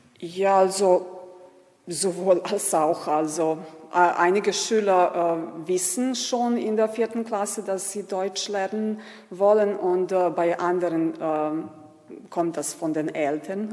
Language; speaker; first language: German; non-native, fluent; Serbian